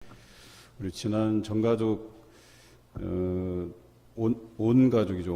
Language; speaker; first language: Korean; native; Korean